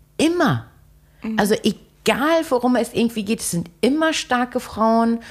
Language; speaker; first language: German; early bilingual, other home language; Turkish